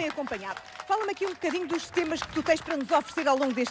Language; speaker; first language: Portuguese; native; Portuguese